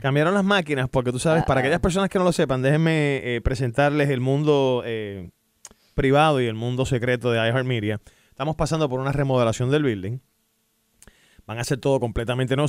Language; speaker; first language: Spanish; early bilingual, heritage; Spanish